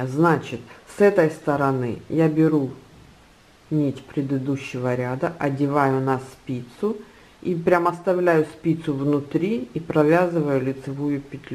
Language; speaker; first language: Russian; native; Russian